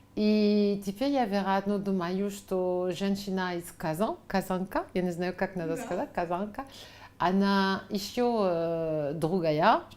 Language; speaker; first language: Russian; non-native, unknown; French